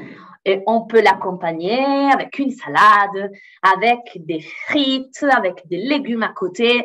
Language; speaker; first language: French; non-native, fluent; Italian